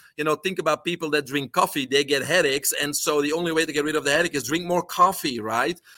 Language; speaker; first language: English; non-native, fluent; Dutch